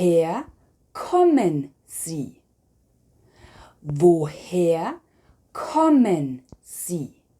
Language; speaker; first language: German; non-native, fluent; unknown